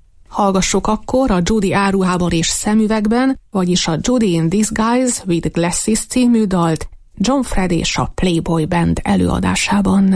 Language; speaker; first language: Hungarian; native; Hungarian